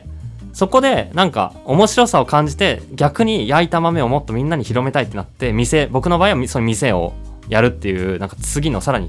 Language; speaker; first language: Japanese; native; Japanese